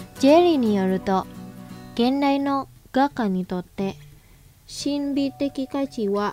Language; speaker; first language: Japanese; non-native, fluent; Indonesian